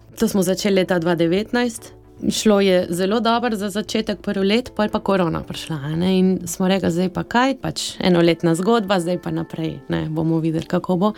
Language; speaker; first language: Slovenian; early bilingual, heritage; Slovenian